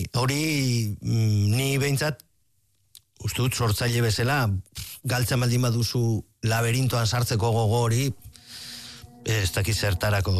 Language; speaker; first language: Basque; native; Basque